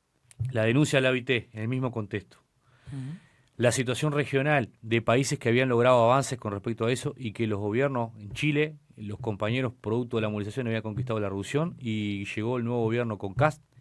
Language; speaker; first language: Spanish; native; Spanish